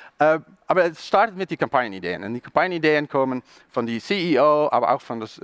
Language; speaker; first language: German; non-native, learner; Dutch